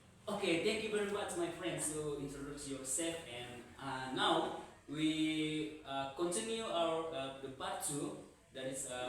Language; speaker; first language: English; non-native, learner; Indonesian